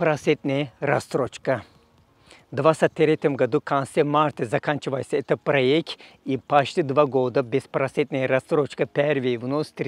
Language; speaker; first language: Russian; non-native, fluent; Turkish